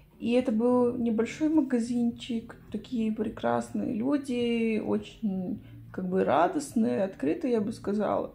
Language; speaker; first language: Russian; non-native, fluent; Spanish